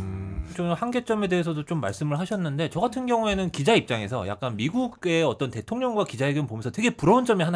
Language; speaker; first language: Korean; native; Korean